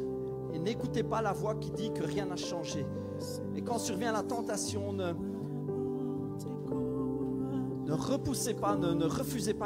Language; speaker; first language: French; native; French